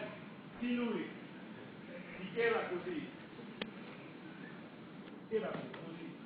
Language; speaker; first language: Italian; non-native, learner; Romanian